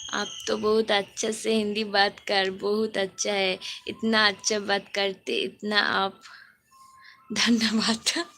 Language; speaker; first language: Hindi; non-native, local second language; Bangla